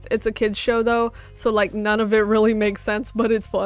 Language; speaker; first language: English; native; English